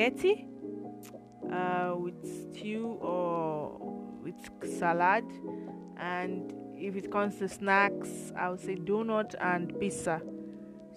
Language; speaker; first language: English; non-native, local second language; Igbo